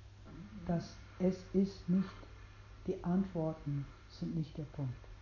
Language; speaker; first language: German; non-native, fluent; English